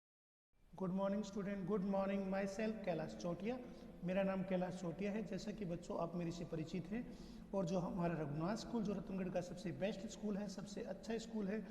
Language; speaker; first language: Hindi; native; Hindi